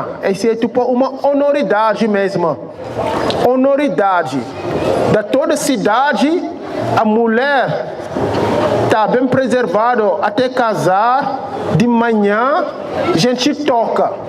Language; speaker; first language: Portuguese; non-native, fluent; Wolof